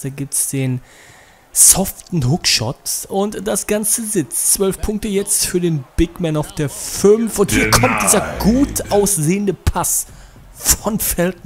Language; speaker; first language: German; native; German